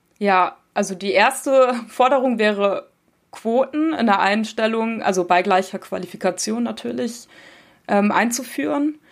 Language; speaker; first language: German; early bilingual, other home language; Turkish